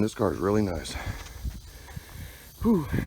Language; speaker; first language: English; native; English